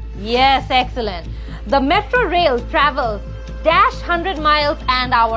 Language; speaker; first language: English; non-native, local second language; Bangla